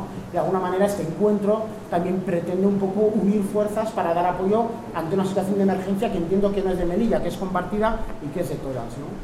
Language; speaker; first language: Spanish; native; Spanish